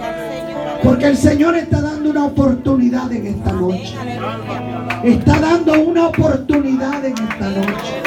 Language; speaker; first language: Spanish; native; Spanish